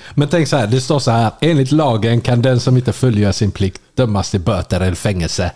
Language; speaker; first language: Swedish; native; Swedish